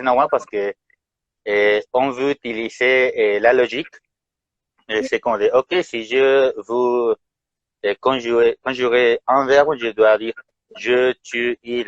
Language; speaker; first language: French; non-native, fluent; Spanish